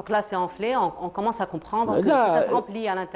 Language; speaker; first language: French; native; French